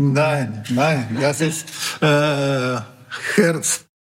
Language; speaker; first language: German; non-native, learner; Russian